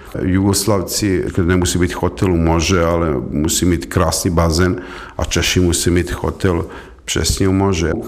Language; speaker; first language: Czech; non-native, fluent; Serbian